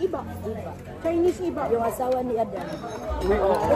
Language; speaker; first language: Filipino; non-native, local second language; Cebuano